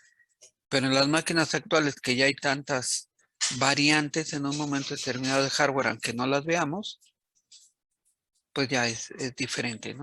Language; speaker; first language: Spanish; native; Spanish